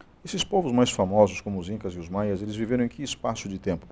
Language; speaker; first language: Portuguese; native; Portuguese